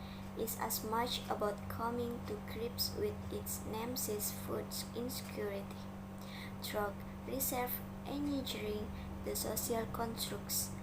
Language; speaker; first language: English; non-native, learner; Indonesian